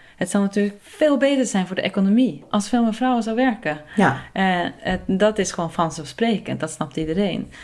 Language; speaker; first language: Dutch; non-native, fluent; Norwegian